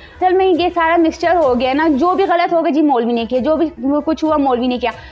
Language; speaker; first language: Urdu; non-native, local second language; Punjabi